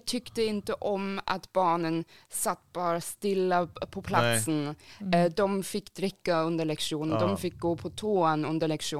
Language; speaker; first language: Swedish; non-native, fluent; German